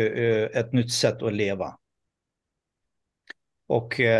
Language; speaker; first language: Swedish; non-native, fluent; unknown